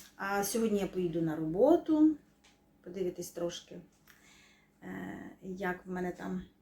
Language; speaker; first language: Ukrainian; non-native, local second language; Russian